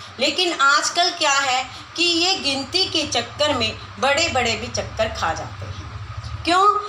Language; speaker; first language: Hindi; non-native, local second language; Punjabi